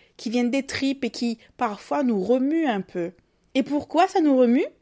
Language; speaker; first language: French; native; French